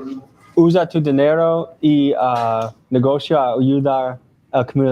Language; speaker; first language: Spanish; non-native, learner; English